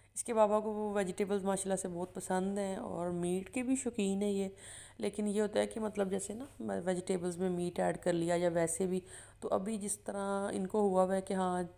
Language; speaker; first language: Urdu; non-native, local second language; Punjabi